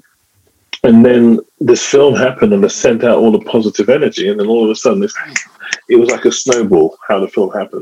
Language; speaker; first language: English; native; English